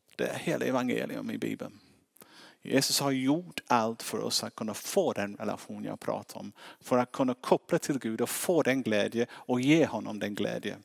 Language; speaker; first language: Swedish; non-native, fluent; English